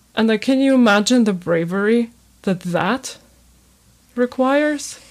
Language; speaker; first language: English; early bilingual, other home language; Ukrainian